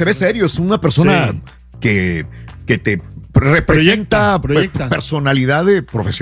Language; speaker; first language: Spanish; native; Spanish